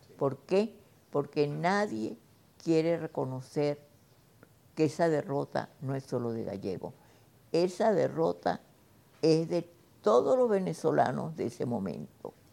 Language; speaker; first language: Spanish; early bilingual, other home language; German